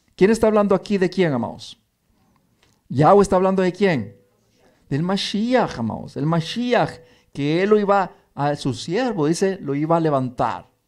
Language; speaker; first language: Spanish; early bilingual, heritage; Spanish